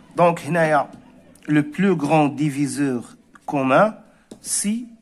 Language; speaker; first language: French; non-native, local second language; Arabic